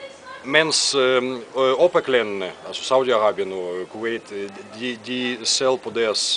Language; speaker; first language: Danish; non-native, fluent; Russian